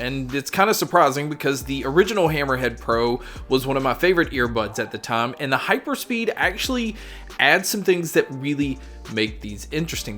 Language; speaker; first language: English; native; English